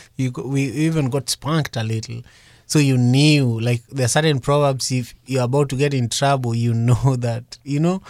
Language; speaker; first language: English; non-native, local second language; Luo (Kenya and Tanzania)